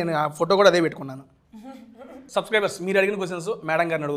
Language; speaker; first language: Telugu; native; Telugu